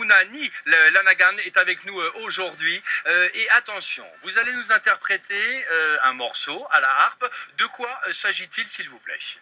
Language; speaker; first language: French; native; French